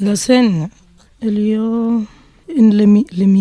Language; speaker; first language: French; non-native, learner; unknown